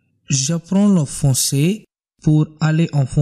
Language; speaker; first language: French; non-native, learner; Tamil